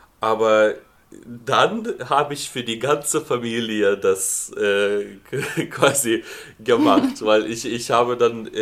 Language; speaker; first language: German; non-native, fluent; Lithuanian